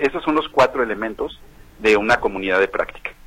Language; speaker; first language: Spanish; native; Spanish